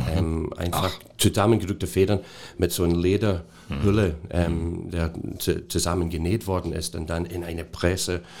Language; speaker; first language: German; non-native, fluent; English